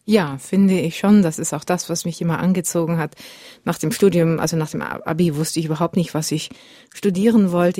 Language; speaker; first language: German; native; German